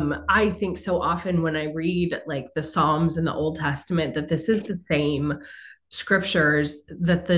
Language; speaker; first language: English; native; English